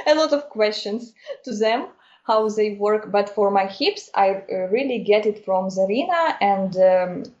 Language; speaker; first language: English; non-native, fluent; Ukrainian